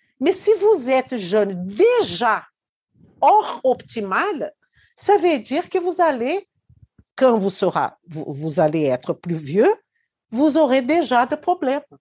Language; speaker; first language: French; non-native, fluent; Portuguese